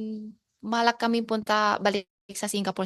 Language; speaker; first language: Filipino; non-native, learner; Chinese